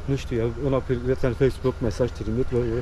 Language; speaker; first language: Romanian; non-native, learner; Turkish